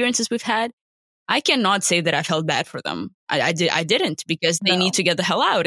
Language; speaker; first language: English; non-native, fluent; Ukrainian